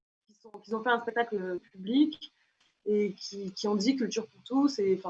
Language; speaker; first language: French; native; French